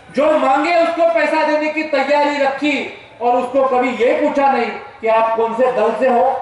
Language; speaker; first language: Hindi; non-native, local second language; Marathi